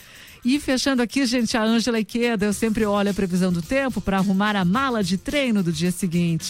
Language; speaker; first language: Portuguese; native; Portuguese